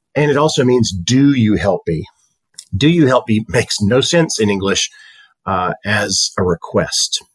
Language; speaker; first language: English; native; English